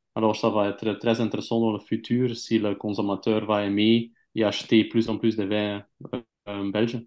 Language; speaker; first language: French; non-native, local second language; Dutch